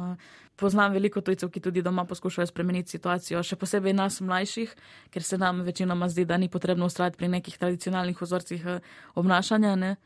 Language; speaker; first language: Slovenian; early bilingual, other home language; Serbian